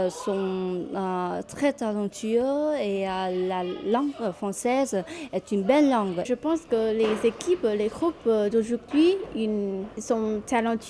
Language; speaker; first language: French; non-native, fluent; Vietnamese